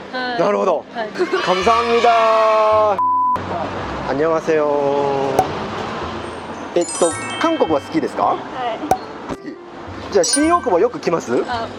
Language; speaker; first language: Japanese; non-native, fluent; Korean